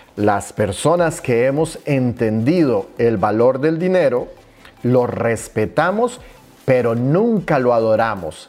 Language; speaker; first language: Spanish; native; Spanish